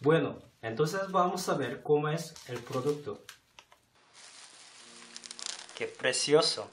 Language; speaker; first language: Spanish; non-native, fluent; Korean